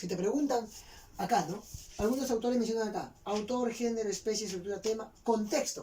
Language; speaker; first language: Spanish; native; Spanish